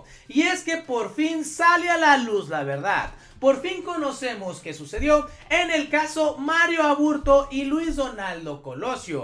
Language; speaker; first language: Spanish; native; Spanish